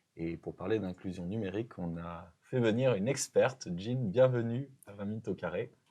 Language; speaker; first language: French; native; French